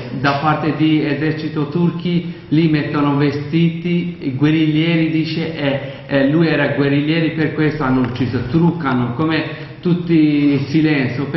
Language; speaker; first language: Italian; non-native, learner; Kurdish